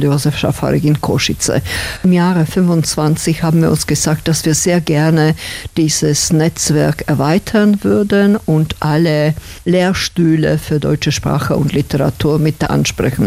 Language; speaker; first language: German; non-native, fluent; Slovak